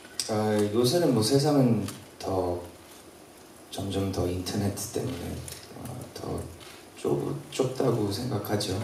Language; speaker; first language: Korean; early bilingual, heritage; English